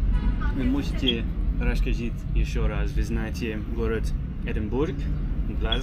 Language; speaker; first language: Russian; non-native, learner; English